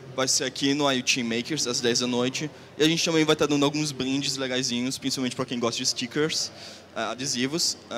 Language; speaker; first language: Portuguese; non-native, fluent; German